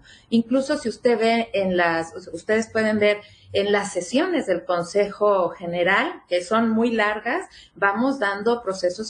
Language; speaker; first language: Spanish; native; Spanish